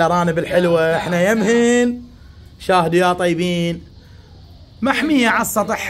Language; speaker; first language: Arabic; native; Arabic